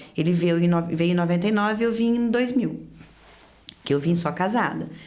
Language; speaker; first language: Portuguese; native; Portuguese